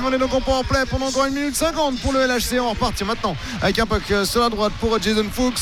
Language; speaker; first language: French; native; French